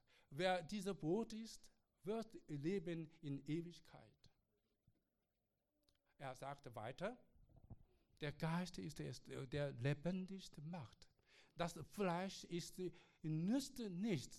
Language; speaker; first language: German; non-native, learner; Korean